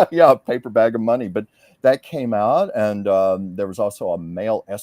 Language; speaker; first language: English; native; English